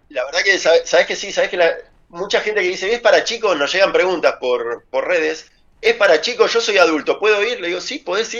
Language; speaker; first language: Spanish; native; Spanish